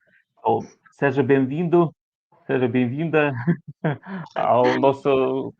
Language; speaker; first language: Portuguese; non-native, learner; Russian